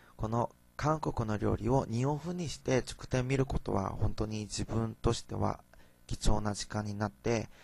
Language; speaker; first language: Japanese; non-native, fluent; Korean